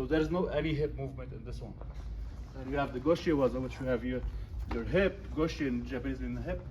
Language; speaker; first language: English; non-native, fluent; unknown